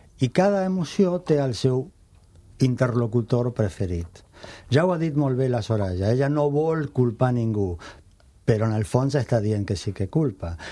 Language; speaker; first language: Catalan; non-native, fluent; Spanish